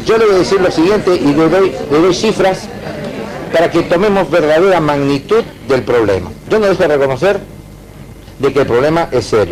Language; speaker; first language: Spanish; native; Spanish